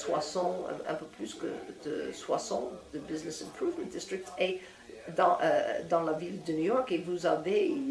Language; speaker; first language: French; non-native, fluent; English